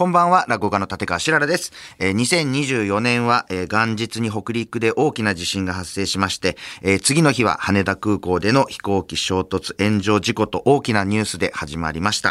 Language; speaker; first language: Japanese; native; Japanese